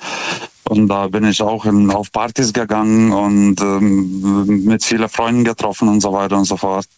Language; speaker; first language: German; native; German